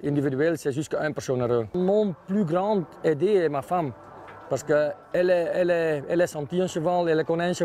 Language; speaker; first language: French; non-native, local second language; Dutch